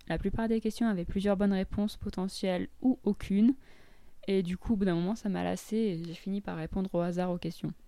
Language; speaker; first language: French; native; French